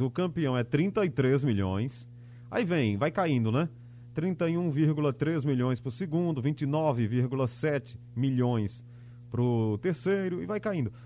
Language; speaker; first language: Portuguese; native; Portuguese